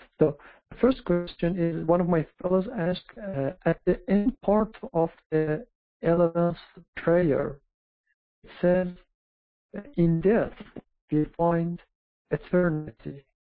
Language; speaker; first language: English; non-native, fluent; Persian